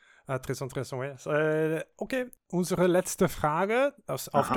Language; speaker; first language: German; non-native, fluent; Portuguese